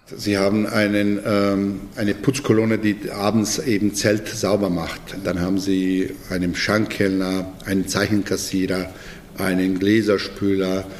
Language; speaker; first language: German; non-native, fluent; Bosnian